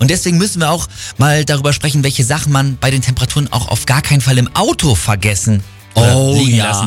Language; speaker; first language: German; native; German